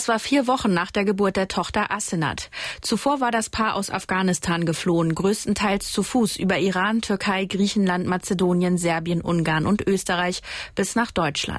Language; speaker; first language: German; native; German